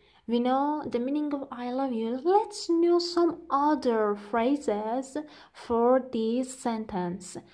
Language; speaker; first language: English; non-native, fluent; Persian